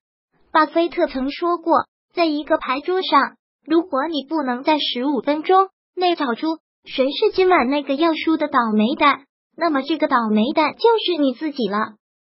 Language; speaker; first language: Chinese; native; Chinese